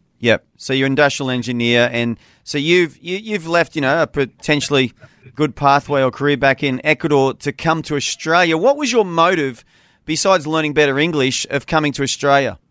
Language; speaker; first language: English; native; English